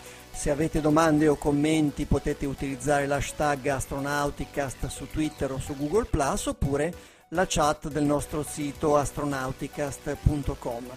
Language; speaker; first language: Italian; native; Italian